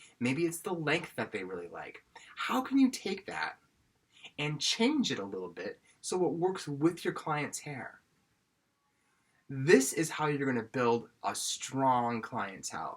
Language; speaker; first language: English; native; English